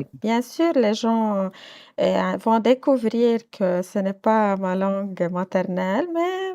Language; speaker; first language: French; non-native, local second language; Arabic